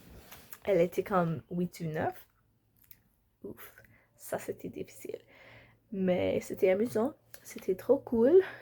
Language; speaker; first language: French; non-native, learner; English